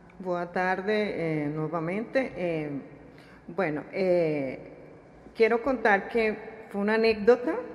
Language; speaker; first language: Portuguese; non-native, learner; Spanish